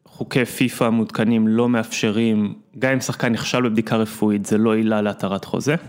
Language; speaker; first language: Hebrew; native; Hebrew